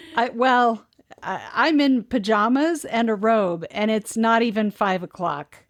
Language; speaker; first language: English; native; English